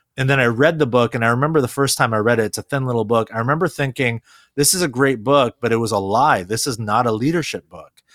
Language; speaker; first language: English; early bilingual, other home language; Korean